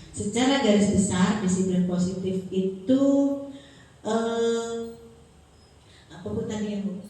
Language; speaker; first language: Indonesian; native; Indonesian